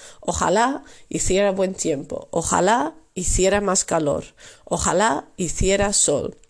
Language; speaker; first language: Spanish; non-native, fluent; Dutch